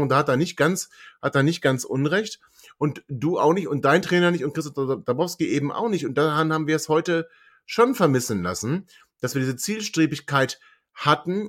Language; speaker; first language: German; native; German